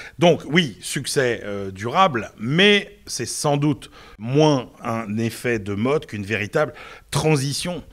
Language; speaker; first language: French; native; French